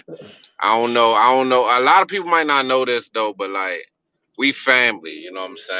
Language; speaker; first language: English; native; English